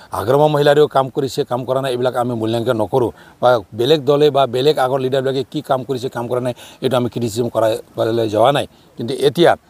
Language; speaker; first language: Assamese; non-native, local second language; Nepali